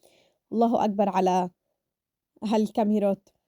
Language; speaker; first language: Arabic; native; Arabic